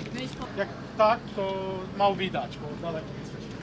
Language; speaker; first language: Polish; non-native, learner; English